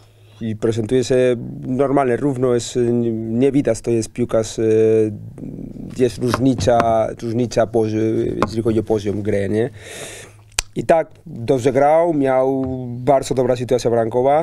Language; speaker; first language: Polish; non-native, learner; Spanish